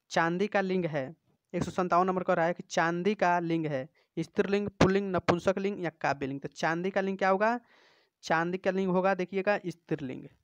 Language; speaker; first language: Hindi; native; Hindi